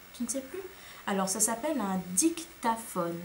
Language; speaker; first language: French; native; French